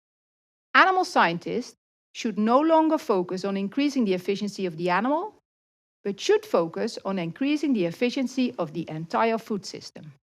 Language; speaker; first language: English; non-native, fluent; Dutch